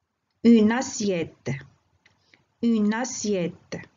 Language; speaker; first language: French; non-native, local second language; Arabic